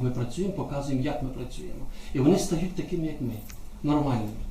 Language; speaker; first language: Ukrainian; native; Ukrainian